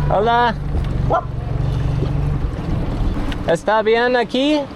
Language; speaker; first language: Spanish; non-native, learner; English